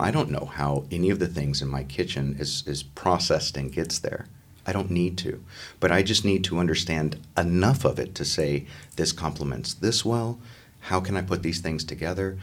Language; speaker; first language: English; native; English